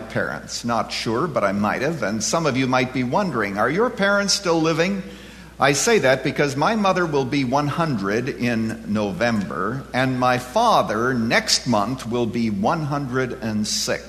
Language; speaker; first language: English; native; English